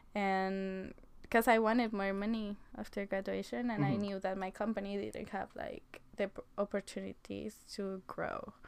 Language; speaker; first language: English; non-native, fluent; Spanish